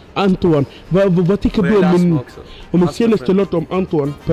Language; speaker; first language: Swedish; non-native, fluent; Arabic